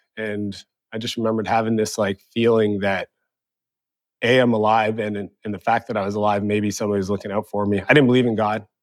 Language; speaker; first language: English; native; English